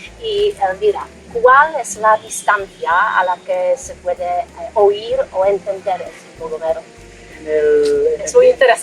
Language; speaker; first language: Spanish; non-native, fluent; Polish